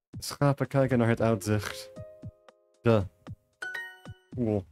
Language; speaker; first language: Dutch; non-native, learner; English